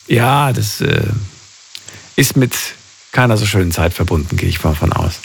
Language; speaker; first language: German; native; German